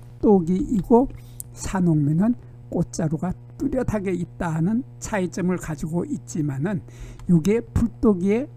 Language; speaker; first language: Korean; native; Korean